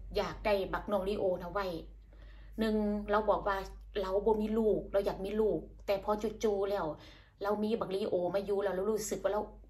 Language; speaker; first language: Thai; native; Thai